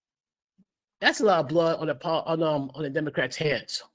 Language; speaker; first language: English; native; English